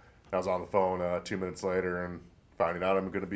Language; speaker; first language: English; native; English